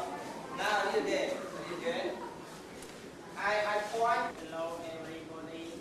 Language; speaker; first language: English; non-native, learner; Khmer